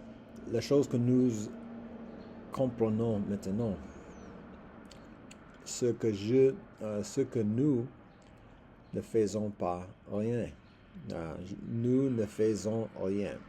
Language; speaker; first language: French; non-native, learner; English